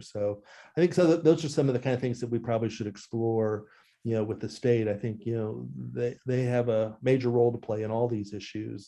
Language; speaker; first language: English; native; English